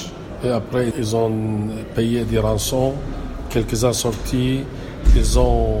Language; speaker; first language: French; non-native, local second language; Arabic